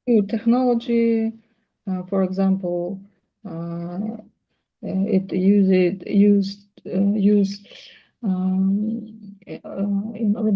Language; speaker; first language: English; non-native, learner; Russian